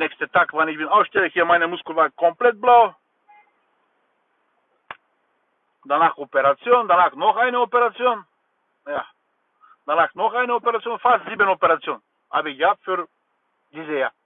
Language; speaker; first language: German; non-native, learner; Bulgarian